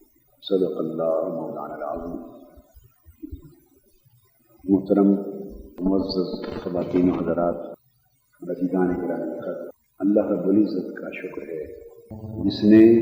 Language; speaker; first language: Urdu; native; Urdu